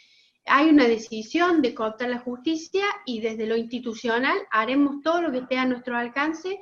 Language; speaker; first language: Spanish; native; Spanish